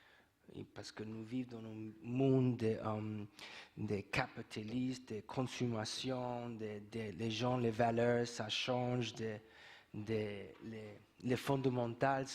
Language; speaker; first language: French; non-native, fluent; English